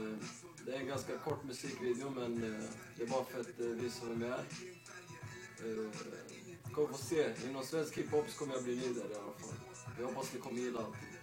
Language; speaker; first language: Swedish; native; Swedish